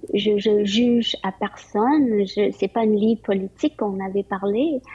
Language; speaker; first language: French; early bilingual, other home language; Vietnamese